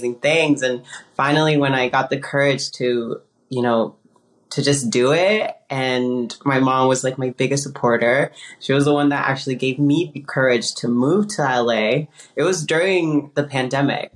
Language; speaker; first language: English; early bilingual, other home language; Spanish